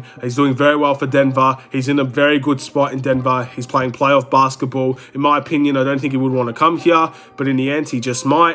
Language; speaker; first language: English; native; English